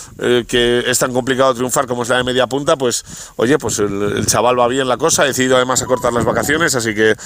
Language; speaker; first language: Spanish; native; Spanish